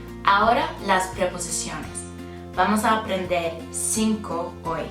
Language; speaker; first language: Spanish; non-native, fluent; English